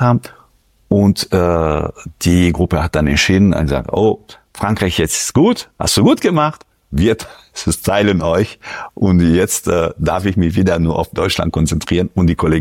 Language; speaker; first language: German; non-native, fluent; French